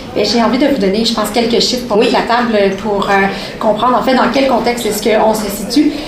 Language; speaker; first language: French; native; French